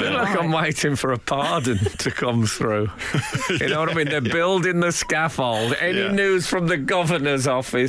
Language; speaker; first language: English; native; English